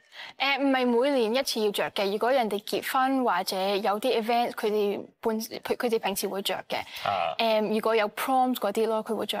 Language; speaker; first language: Cantonese; early bilingual, heritage; Cantonese